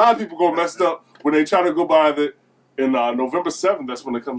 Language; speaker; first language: English; native; English